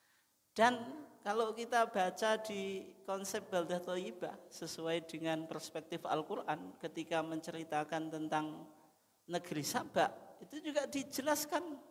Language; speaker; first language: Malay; non-native, local second language; Javanese